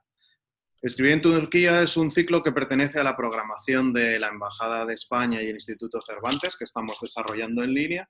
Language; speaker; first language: Spanish; native; Spanish